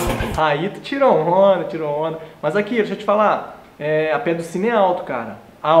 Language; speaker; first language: Portuguese; native; Portuguese